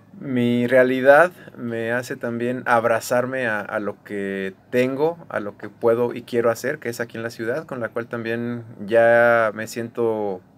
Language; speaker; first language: Spanish; native; Spanish